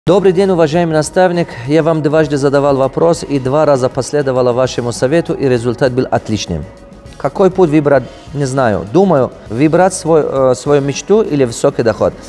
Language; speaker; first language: Russian; non-native, local second language; Tajik